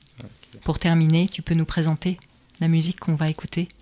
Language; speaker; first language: French; native; French